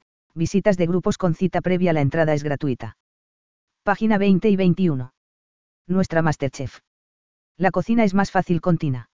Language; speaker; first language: Spanish; native; Spanish